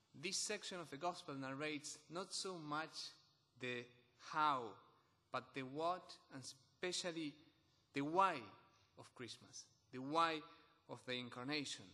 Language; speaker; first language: English; non-native, fluent; Spanish